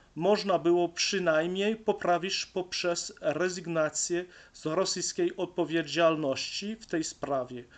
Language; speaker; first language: Polish; non-native, learner; French